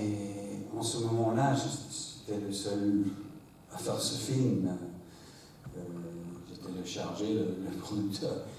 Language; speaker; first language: French; non-native, fluent; English